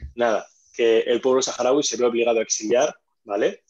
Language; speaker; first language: Spanish; non-native, fluent; Arabic